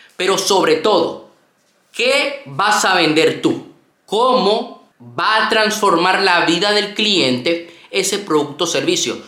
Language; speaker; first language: Spanish; native; Spanish